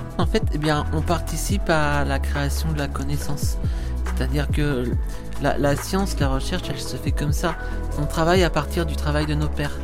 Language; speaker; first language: French; native; French